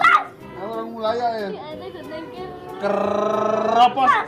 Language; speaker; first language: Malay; non-native, local second language; Javanese